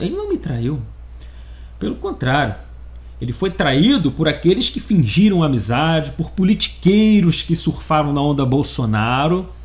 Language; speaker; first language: Portuguese; native; Portuguese